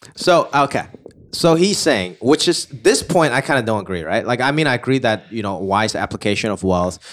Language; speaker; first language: English; non-native, local second language; Cantonese